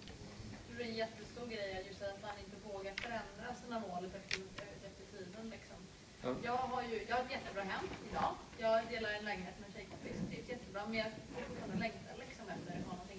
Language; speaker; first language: Swedish; native; Swedish